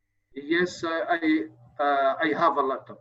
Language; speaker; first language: English; non-native, learner; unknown